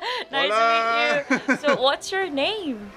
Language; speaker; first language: English; non-native, fluent; Filipino